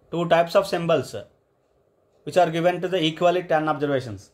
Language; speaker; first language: English; non-native, local second language; Telugu